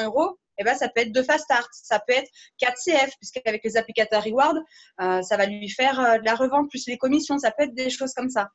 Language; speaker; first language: French; native; French